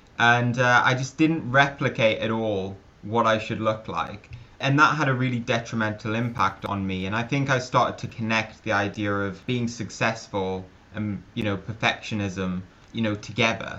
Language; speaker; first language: English; native; English